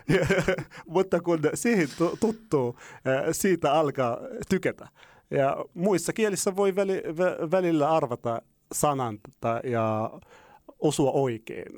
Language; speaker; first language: Finnish; non-native, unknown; Arabic